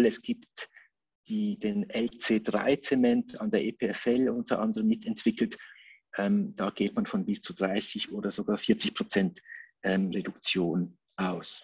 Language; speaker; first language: German; native; German